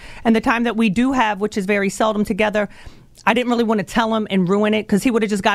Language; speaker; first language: English; native; English